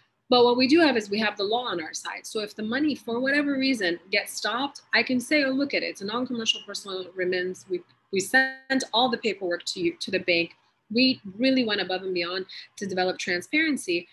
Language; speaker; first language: English; early bilingual, other home language; Persian